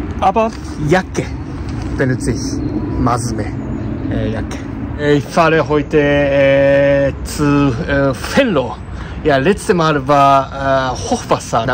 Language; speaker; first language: German; non-native, learner; Japanese